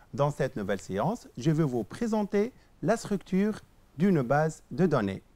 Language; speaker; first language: French; non-native, local second language; Arabic